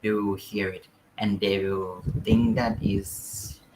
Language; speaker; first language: English; non-native, fluent; Thai